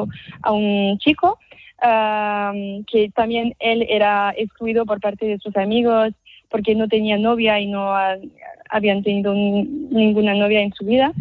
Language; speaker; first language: Spanish; non-native, fluent; French